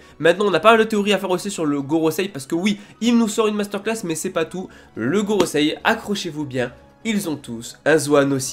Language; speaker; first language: French; native; French